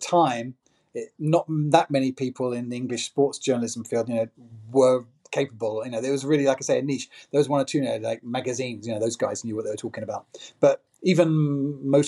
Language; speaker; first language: English; native; English